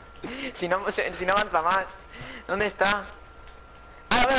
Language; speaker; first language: Spanish; native; Spanish